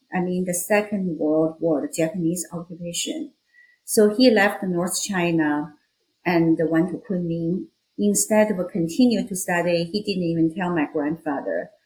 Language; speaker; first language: English; non-native, fluent; Chinese